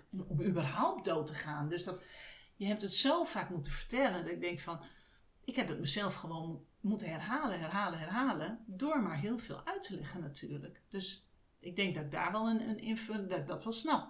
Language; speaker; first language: Dutch; native; Dutch